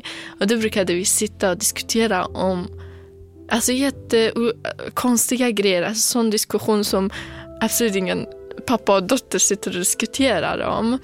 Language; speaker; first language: Swedish; non-native, fluent; Kurdish